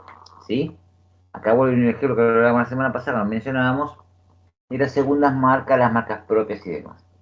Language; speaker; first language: Spanish; native; Spanish